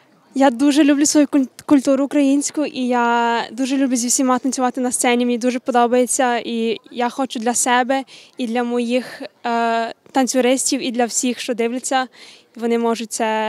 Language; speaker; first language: Ukrainian; early bilingual, other home language; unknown